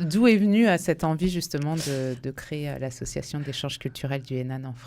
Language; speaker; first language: French; native; French